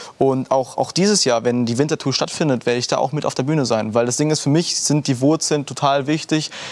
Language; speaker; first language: German; early bilingual, heritage; German